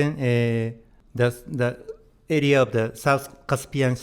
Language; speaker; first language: English; non-native, learner; Japanese